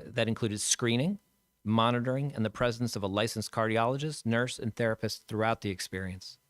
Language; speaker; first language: English; native; English